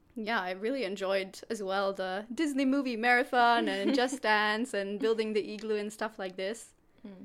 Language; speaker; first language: English; non-native, fluent; German